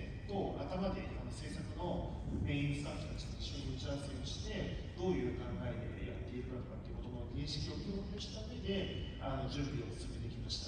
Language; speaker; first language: Japanese; native; Japanese